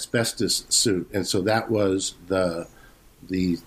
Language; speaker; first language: English; native; English